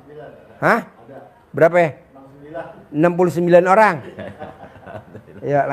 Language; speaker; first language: Indonesian; native; Indonesian